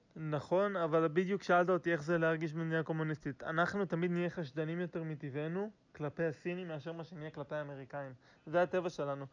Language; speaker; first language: Hebrew; native; Hebrew